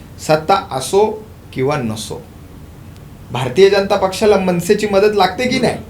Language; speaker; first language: Marathi; native; Marathi